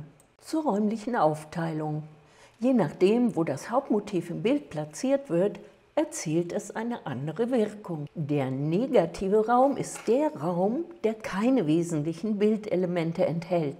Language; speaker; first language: German; native; German